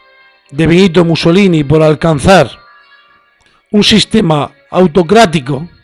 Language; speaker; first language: Spanish; native; Spanish